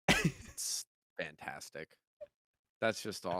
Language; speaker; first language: English; native; English